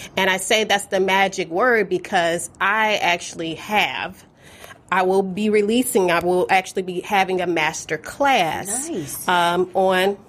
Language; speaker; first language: English; native; English